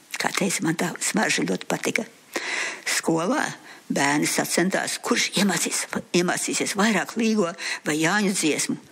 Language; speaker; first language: Latvian; early bilingual, heritage; Latvian